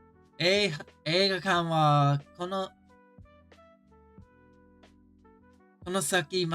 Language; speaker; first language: Japanese; non-native, learner; English